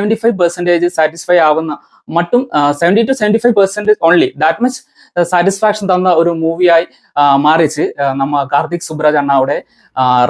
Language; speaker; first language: Tamil; non-native, learner; Malayalam